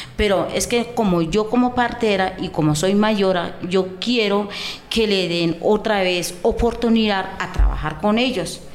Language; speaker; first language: Spanish; non-native, local second language; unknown